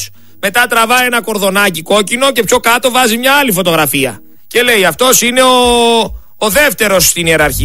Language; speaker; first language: Greek; native; Greek